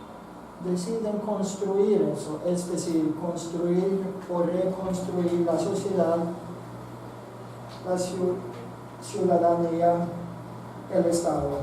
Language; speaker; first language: Spanish; non-native, fluent; Swedish